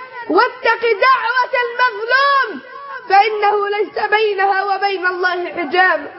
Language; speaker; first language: Arabic; native; Arabic